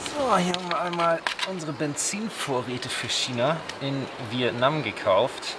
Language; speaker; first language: German; native; German